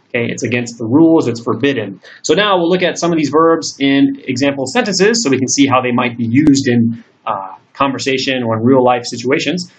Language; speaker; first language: English; native; English